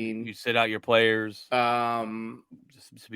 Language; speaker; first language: English; native; English